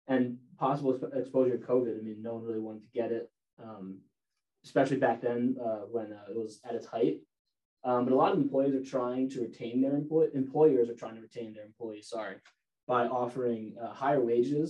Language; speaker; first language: English; native; English